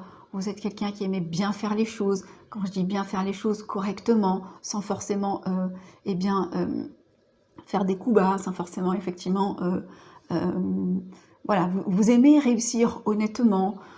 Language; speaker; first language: French; native; French